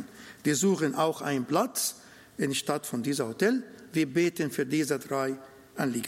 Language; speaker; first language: German; non-native, learner; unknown